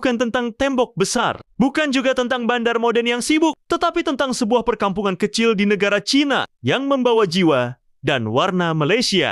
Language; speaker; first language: Malay; native; Malay